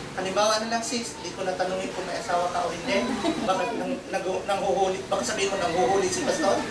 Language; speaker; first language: Filipino; non-native, local second language; Cebuano